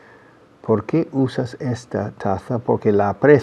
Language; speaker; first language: Spanish; non-native, fluent; English